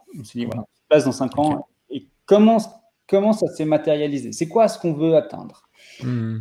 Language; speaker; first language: French; native; French